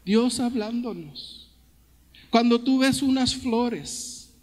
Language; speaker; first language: Spanish; early bilingual, heritage; Spanish